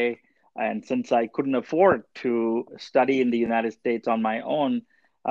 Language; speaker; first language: English; non-native, local second language; Tamil